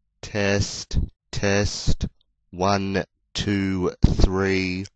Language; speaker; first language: English; native; English